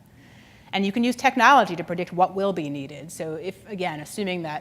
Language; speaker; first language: English; native; English